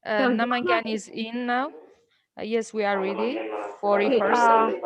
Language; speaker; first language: English; non-native, learner; Uzbek